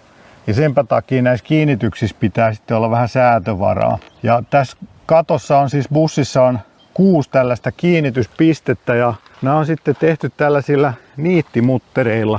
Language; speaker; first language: Finnish; native; Finnish